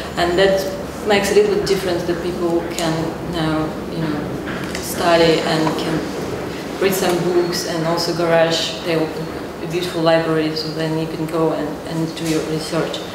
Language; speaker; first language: English; non-native, fluent; Russian